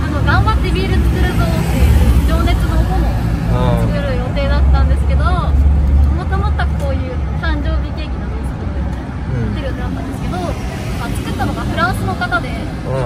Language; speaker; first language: Japanese; native; Japanese